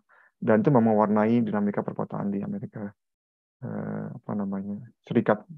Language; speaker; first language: Indonesian; native; Indonesian